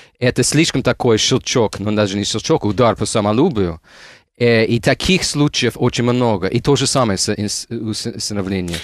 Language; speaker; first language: Russian; non-native, fluent; English